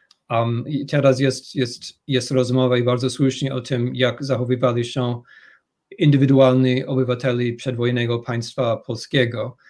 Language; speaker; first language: Polish; non-native, fluent; English